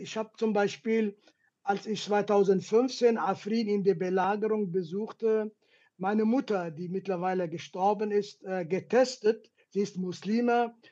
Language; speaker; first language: German; non-native, fluent; Kurdish